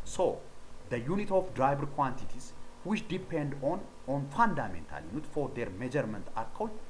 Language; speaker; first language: English; non-native, local second language; Amharic